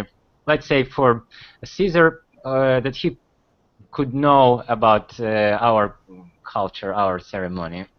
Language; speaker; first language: English; non-native, fluent; Russian